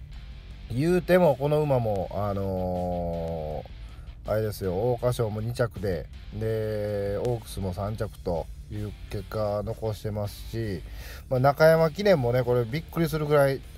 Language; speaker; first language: Japanese; native; Japanese